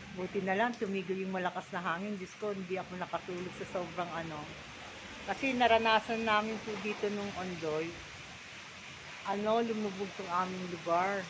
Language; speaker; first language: Filipino; native; Filipino